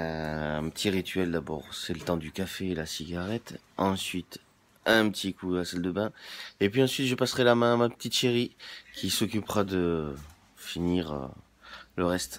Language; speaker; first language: French; native; French